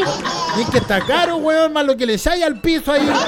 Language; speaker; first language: Spanish; native; Spanish